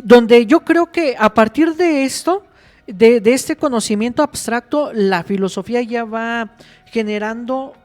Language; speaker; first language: Spanish; native; Spanish